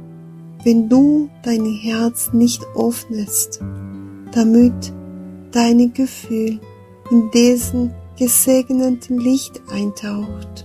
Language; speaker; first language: German; non-native, fluent; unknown